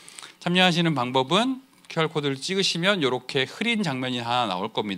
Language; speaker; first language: Korean; native; Korean